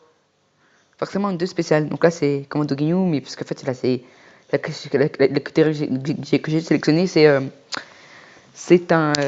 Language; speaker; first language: French; native; French